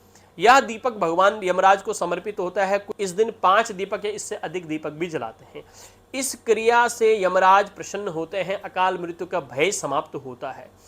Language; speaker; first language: Hindi; native; Hindi